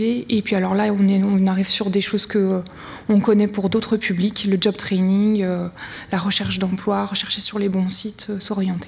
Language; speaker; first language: French; native; French